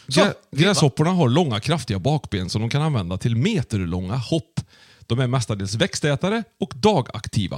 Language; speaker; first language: Swedish; native; Swedish